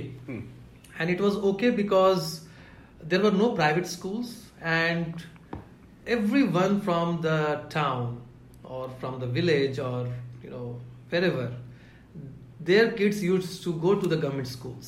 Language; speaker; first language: English; non-native, local second language; Hindi